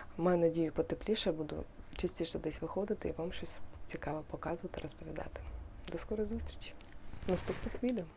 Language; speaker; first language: Ukrainian; non-native, local second language; Russian